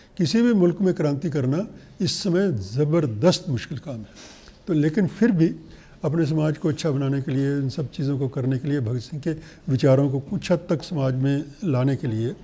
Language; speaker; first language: Hindi; native; Hindi